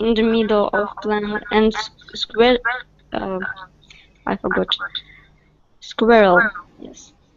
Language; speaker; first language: English; non-native, learner; Russian